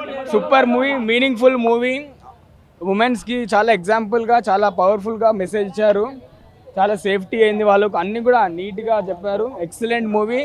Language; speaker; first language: Telugu; native; Telugu